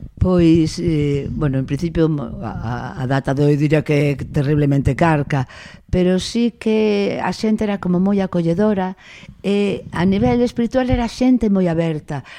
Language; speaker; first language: Galician; non-native, local second language; Spanish